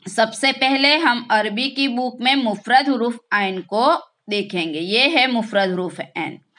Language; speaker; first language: Hindi; non-native, local second language; Gujarati